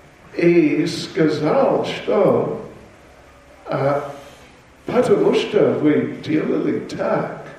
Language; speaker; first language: Russian; non-native, learner; English